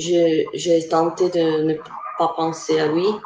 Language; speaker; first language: French; non-native, fluent; Italian